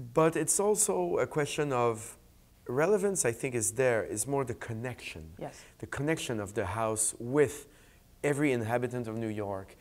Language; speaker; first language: English; native; English